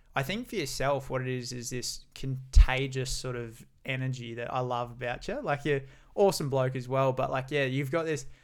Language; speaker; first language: English; native; English